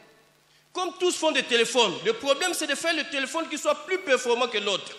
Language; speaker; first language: French; non-native, local second language; Lingala